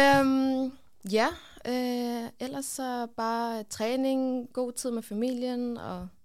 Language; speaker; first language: Danish; early bilingual, other home language; Kurdish